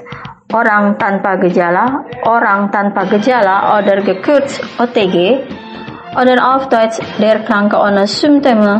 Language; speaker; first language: German; non-native, fluent; Indonesian